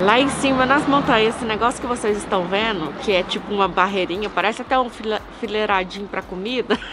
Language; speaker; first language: Portuguese; native; Portuguese